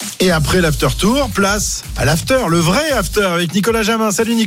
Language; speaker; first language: French; native; French